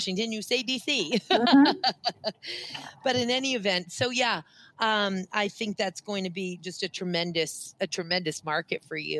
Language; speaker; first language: English; native; English